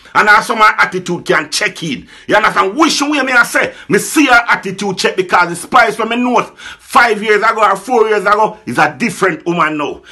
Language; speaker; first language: English; non-native, local second language; Jamaican Creole English